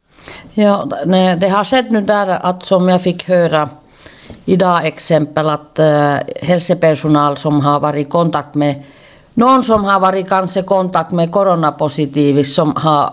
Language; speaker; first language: Swedish; non-native, local second language; Finnish